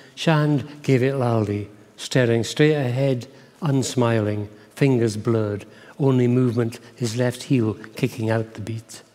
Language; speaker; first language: English; native; English